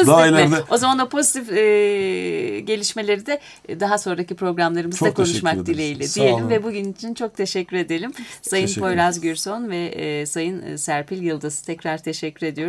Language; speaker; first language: Turkish; native; Turkish